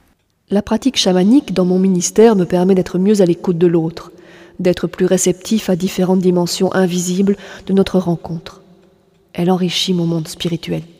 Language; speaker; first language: French; native; French